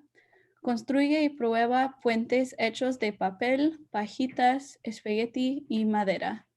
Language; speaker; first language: Spanish; early bilingual, heritage; Spanish